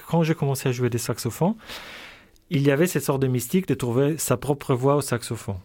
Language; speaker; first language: French; non-native, fluent; Italian